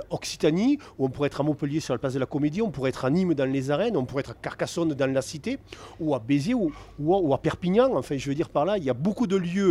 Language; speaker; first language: French; native; French